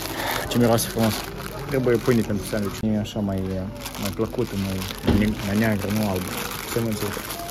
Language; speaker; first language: Romanian; native; Romanian